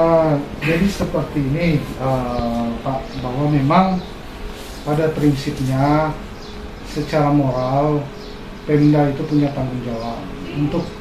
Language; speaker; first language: Indonesian; native; Indonesian